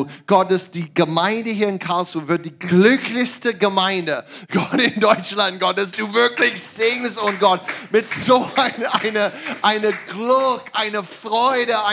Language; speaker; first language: German; non-native, learner; English